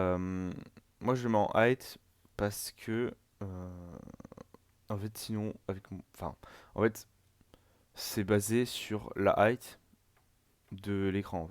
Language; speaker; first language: French; native; French